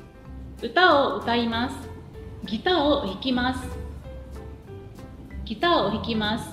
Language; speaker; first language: Japanese; non-native, fluent; Indonesian